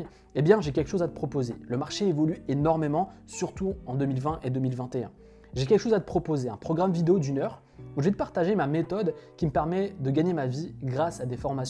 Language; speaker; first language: French; native; French